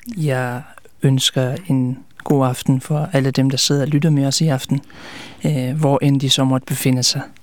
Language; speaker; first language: Danish; early bilingual, other home language; Kurdish